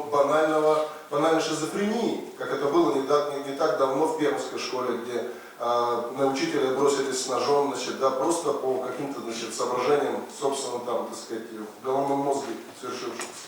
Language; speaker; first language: Russian; native; Russian